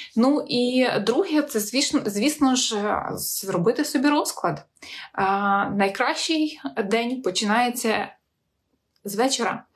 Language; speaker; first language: Ukrainian; non-native, local second language; Russian